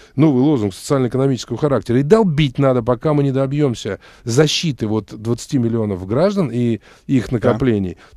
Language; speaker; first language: Russian; native; Russian